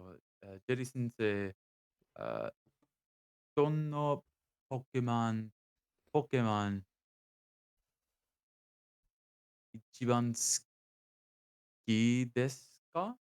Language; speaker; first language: Japanese; non-native, learner; English